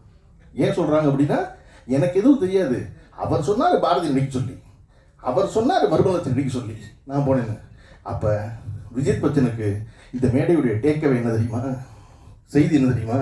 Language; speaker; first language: Tamil; native; Tamil